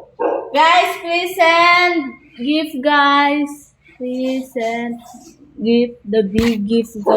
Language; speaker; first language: English; non-native, local second language; Cebuano